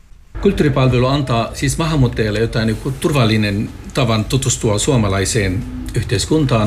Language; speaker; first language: Finnish; non-native, fluent; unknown